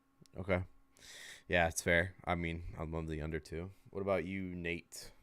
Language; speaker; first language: English; native; English